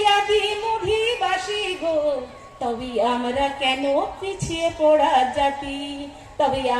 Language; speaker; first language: Bangla; non-native, local second language; Santali